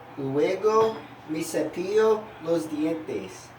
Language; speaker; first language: Spanish; non-native, learner; English